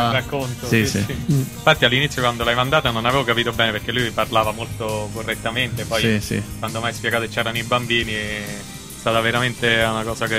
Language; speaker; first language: Italian; native; Italian